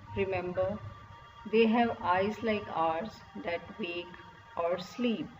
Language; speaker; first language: English; non-native, local second language; Punjabi